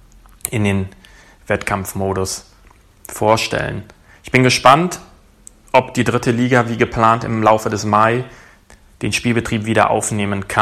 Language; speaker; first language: German; native; German